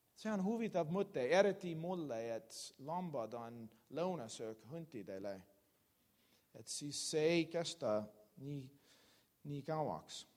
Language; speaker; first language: Estonian; non-native, learner; English